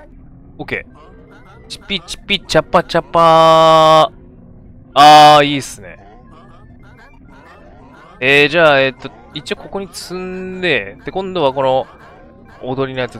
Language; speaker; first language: Japanese; native; Japanese